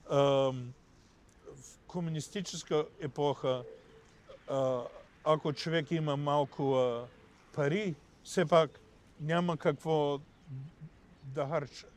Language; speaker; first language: Bulgarian; non-native, fluent; English